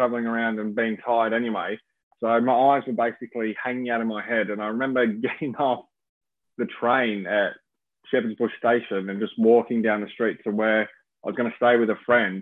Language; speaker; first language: English; native; English